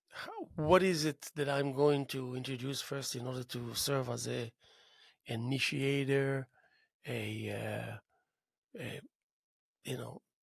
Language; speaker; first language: English; non-native, fluent; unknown